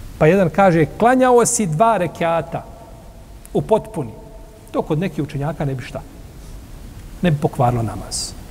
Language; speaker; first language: Bosnian; native; Bosnian